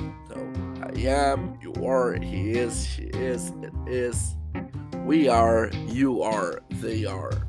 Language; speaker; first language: English; non-native, fluent; Portuguese